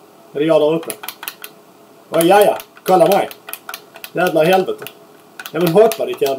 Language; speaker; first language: Swedish; native; Swedish